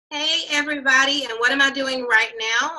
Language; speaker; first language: English; native; English